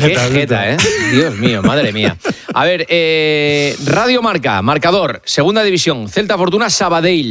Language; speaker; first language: Spanish; native; Spanish